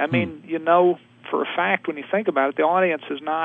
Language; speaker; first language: English; native; English